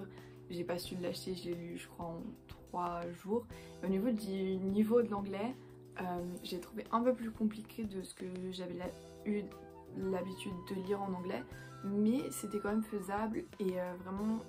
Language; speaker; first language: French; native; French